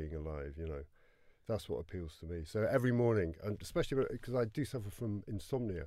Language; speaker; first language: English; native; English